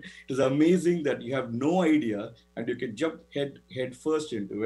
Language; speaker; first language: English; non-native, local second language; Tamil